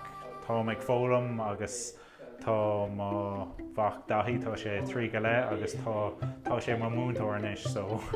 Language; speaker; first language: Irish; non-native, local second language; English